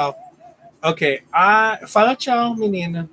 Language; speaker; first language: Portuguese; non-native, learner; English